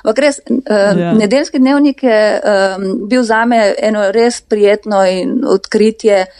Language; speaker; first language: Slovenian; native; Slovenian